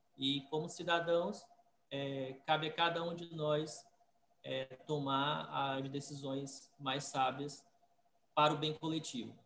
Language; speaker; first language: Portuguese; native; Portuguese